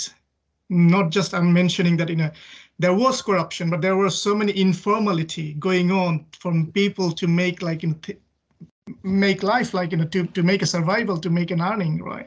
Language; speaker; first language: English; non-native, local second language; Bangla